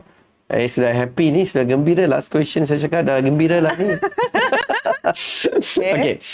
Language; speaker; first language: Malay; non-native, local second language; Tamil